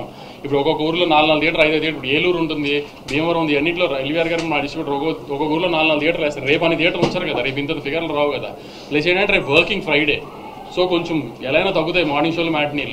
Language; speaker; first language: Telugu; native; Telugu